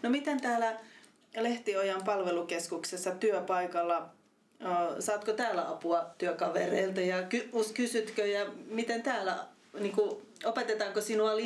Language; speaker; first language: Finnish; native; Finnish